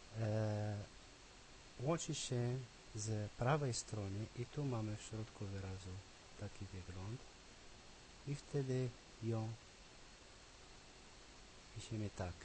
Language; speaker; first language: Polish; non-native, learner; Arabic